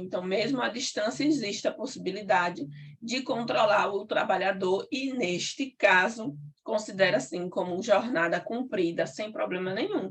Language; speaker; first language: Portuguese; native; Portuguese